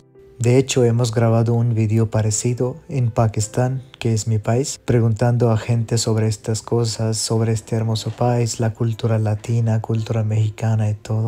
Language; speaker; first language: Spanish; non-native, fluent; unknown